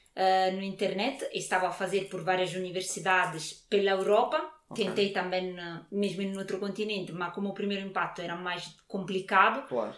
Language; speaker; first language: Portuguese; non-native, fluent; Italian